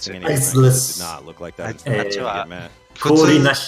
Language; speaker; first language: Japanese; non-native, learner; English